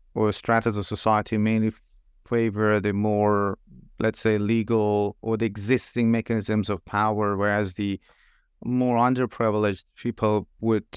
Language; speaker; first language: English; non-native, fluent; Persian